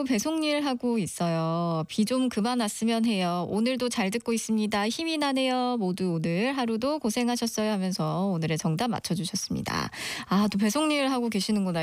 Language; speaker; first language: Korean; native; Korean